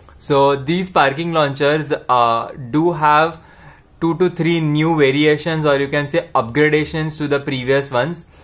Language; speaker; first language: English; non-native, local second language; Hindi